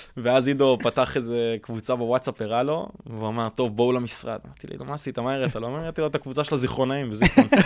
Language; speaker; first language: Hebrew; early bilingual, other home language; English